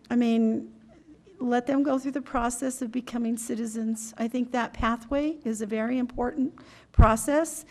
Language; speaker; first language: English; native; English